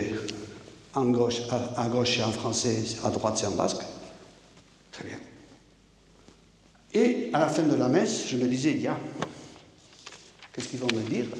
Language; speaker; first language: French; native; French